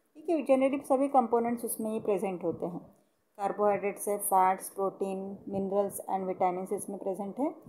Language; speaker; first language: Hindi; non-native, local second language; Marathi